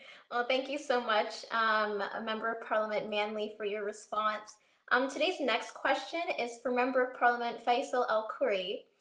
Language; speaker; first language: English; native; English